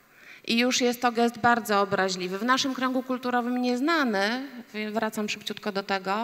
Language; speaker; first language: Polish; native; Polish